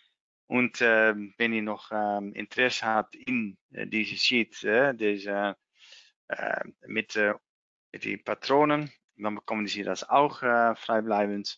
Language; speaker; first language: German; non-native, learner; Dutch